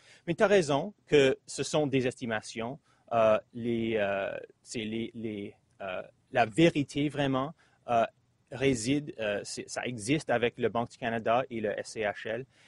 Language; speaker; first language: French; non-native, fluent; English